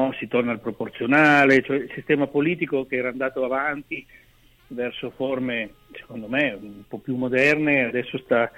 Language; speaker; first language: Italian; native; Italian